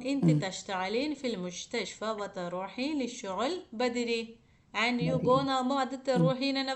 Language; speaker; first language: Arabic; non-native, fluent; Malayalam